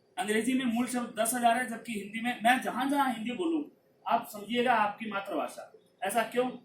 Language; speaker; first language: Hindi; non-native, local second language; Punjabi